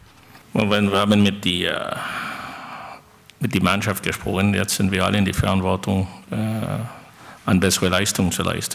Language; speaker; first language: German; non-native, fluent; French